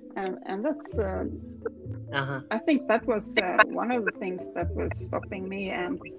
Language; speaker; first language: English; non-native, fluent; Swedish